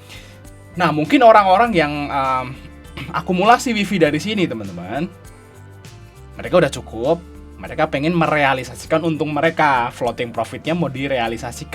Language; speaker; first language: Indonesian; native; Indonesian